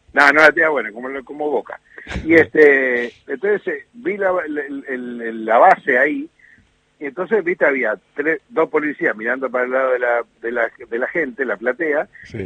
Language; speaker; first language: Spanish; native; Spanish